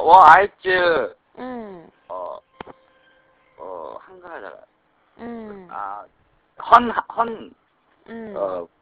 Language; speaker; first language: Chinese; non-native, learner; Korean